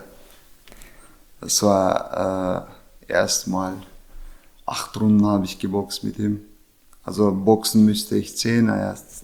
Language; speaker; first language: German; non-native, learner; Chechen